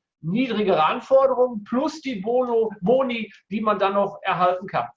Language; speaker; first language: German; native; German